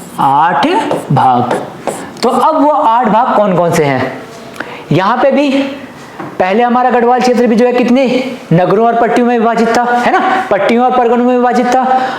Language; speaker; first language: Hindi; native; Hindi